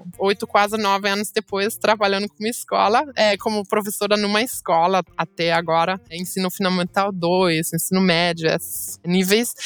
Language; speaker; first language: Portuguese; non-native, fluent; German